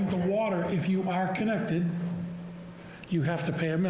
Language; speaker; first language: English; native; English